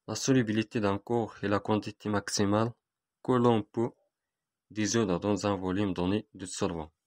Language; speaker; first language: French; non-native, local second language; Arabic